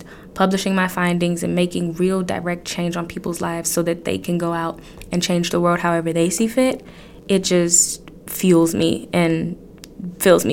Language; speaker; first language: English; native; English